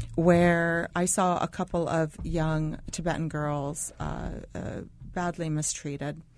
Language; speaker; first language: English; non-native, fluent; Arabic